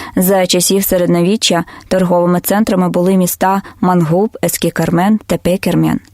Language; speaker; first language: Ukrainian; non-native, local second language; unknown